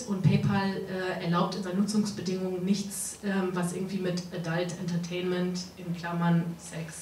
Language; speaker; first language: German; native; German